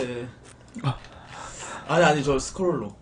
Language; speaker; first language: Korean; native; Korean